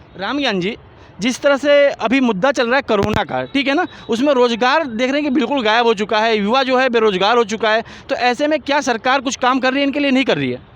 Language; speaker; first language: Hindi; native; Hindi